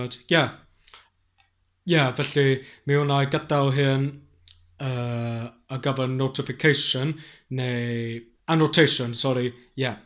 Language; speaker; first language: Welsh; non-native, learner; English